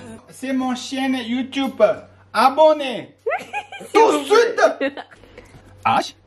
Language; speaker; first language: French; non-native, learner; Tibetan